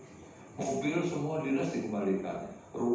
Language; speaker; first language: Indonesian; native; Indonesian